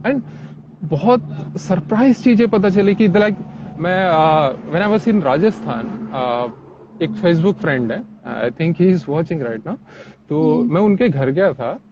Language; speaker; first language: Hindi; native; Hindi